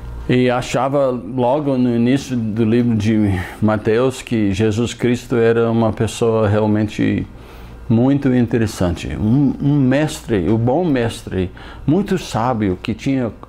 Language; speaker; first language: Portuguese; non-native, fluent; English